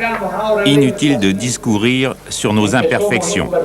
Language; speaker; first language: French; native; French